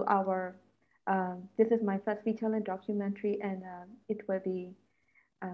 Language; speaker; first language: English; non-native, fluent; Burmese